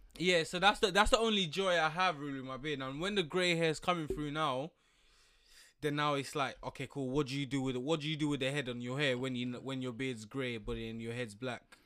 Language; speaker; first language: English; early bilingual, other home language; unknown